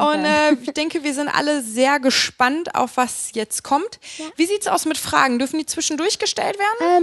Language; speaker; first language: German; native; German